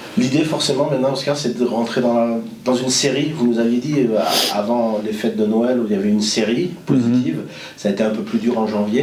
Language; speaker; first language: French; native; French